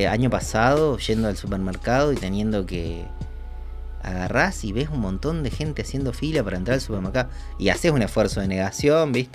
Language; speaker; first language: Spanish; native; Spanish